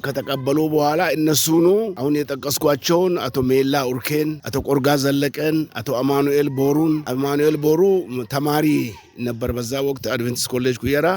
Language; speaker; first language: Amharic; non-native, local second language; Oromo